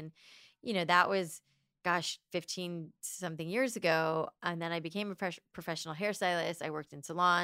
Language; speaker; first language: English; native; English